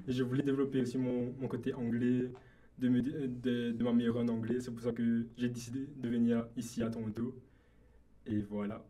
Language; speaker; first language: French; non-native, local second language; Morisyen